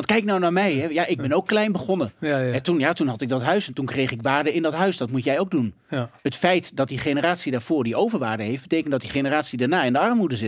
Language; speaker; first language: Dutch; native; Dutch